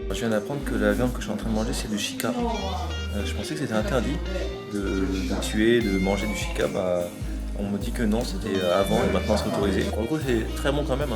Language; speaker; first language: French; native; French